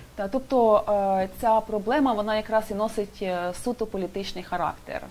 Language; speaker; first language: Ukrainian; native; Ukrainian